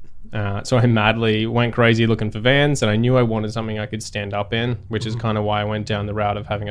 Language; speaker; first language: English; native; English